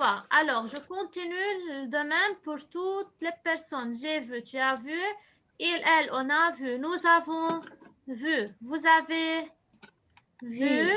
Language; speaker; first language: French; non-native, local second language; Arabic